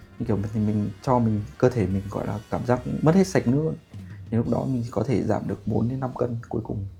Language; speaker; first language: Vietnamese; native; Vietnamese